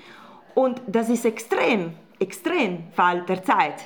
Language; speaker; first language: German; non-native, fluent; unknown